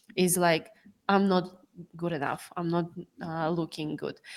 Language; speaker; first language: English; non-native, fluent; Russian